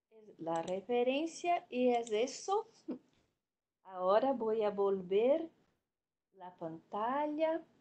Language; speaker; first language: Spanish; non-native, learner; Portuguese